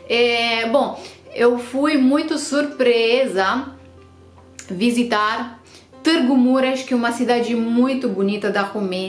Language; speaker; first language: Portuguese; non-native, fluent; Romanian